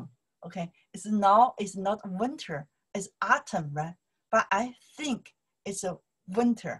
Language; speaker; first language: English; non-native, learner; Chinese